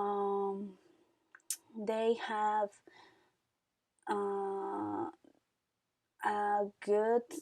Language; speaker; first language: English; non-native, learner; Spanish